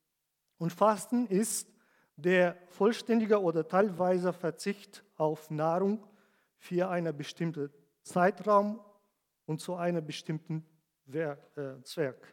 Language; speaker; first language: German; non-native, fluent; Portuguese